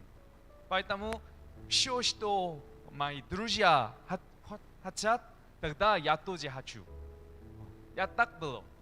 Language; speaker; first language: Russian; non-native, learner; Korean